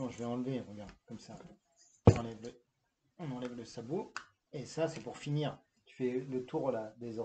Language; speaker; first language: French; native; French